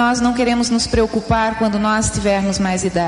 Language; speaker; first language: Portuguese; native; Portuguese